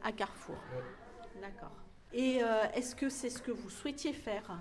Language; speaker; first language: French; native; French